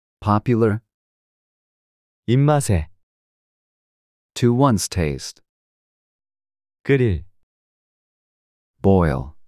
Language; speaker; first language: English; non-native, fluent; Korean